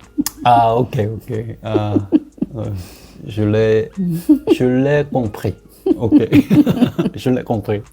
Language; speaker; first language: French; non-native, learner; Korean